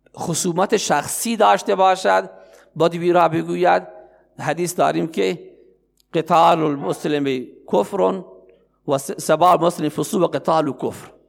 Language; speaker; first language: Persian; non-native, local second language; Baluchi